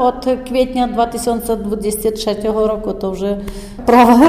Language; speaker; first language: Polish; non-native, learner; Ukrainian